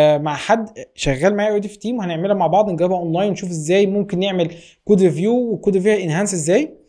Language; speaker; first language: Arabic; native; Arabic